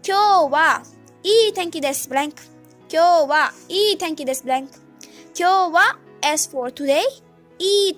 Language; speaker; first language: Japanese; non-native, fluent; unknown